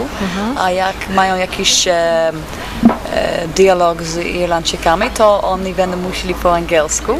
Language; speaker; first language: Polish; non-native, fluent; English